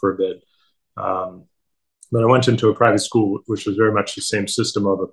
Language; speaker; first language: English; native; English